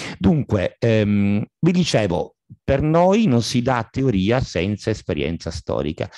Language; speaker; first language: Italian; native; Italian